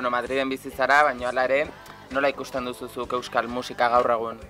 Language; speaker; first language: Basque; native; Basque